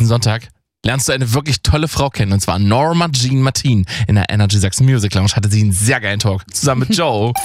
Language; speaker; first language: German; native; German